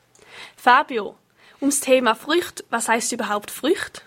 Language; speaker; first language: German; native; German